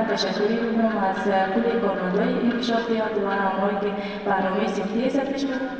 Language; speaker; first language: Persian; native; Persian